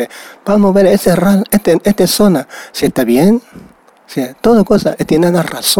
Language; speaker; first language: Spanish; non-native, learner; Chinese